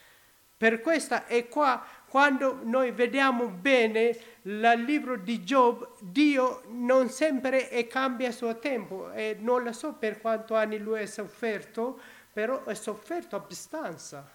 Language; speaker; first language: Italian; non-native, learner; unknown